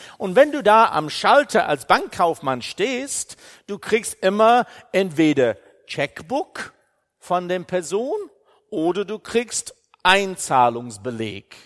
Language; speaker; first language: German; non-native, fluent; English